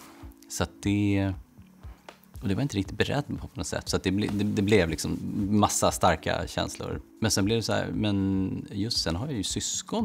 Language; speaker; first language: Swedish; native; Swedish